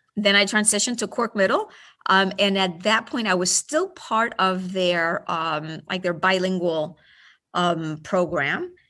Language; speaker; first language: English; early bilingual, other home language; Spanish